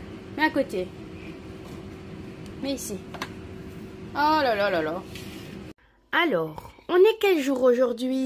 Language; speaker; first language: French; native; French